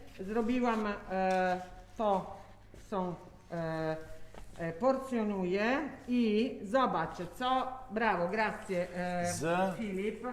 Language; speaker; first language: Polish; non-native, fluent; Italian